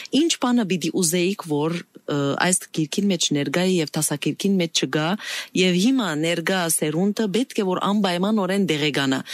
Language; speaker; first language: Armenian; native; Armenian